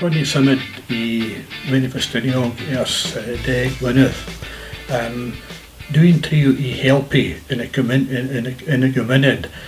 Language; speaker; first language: Welsh; non-native, learner; English